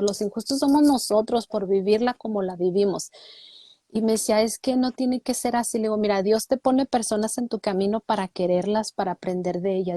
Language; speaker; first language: Spanish; native; Spanish